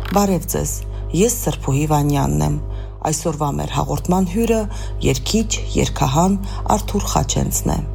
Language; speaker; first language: Armenian; native; Armenian